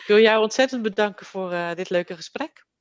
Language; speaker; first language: Dutch; native; Dutch